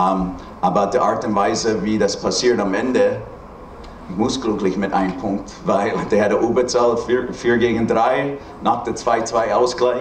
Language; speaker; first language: German; non-native, learner; English